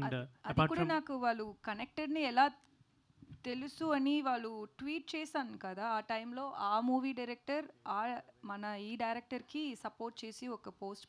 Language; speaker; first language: Telugu; non-native, learner; Tamil